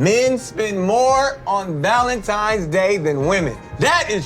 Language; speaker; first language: English; native; English